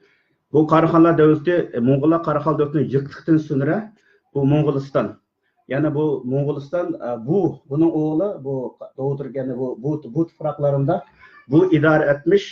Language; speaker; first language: Turkish; non-native, learner; Uyghur